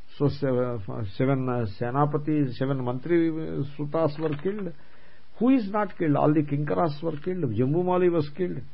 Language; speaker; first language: English; non-native, local second language; Telugu